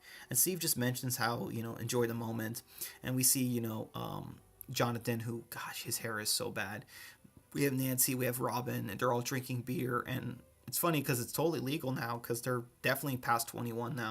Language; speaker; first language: English; native; English